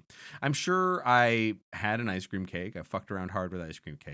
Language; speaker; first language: English; native; English